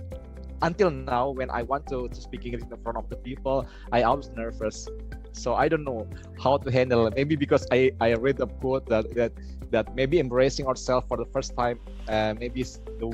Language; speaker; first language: English; non-native, learner; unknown